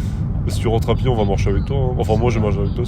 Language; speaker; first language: French; native; French